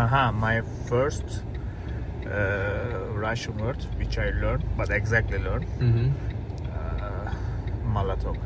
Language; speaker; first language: English; non-native, learner; Turkish